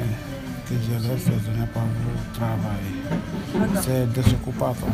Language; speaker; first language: French; non-native, learner; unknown